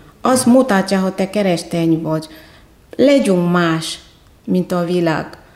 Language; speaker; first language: Hungarian; non-native, fluent; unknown